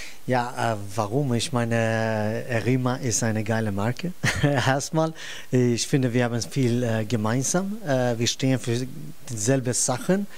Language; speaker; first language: German; non-native, fluent; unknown